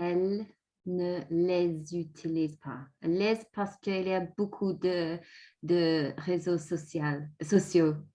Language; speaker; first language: French; non-native, learner; English